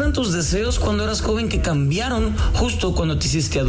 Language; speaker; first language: Spanish; native; Spanish